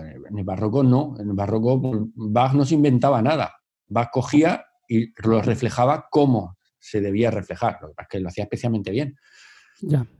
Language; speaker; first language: Spanish; native; Spanish